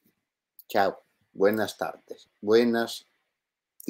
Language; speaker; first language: Spanish; non-native, learner; Italian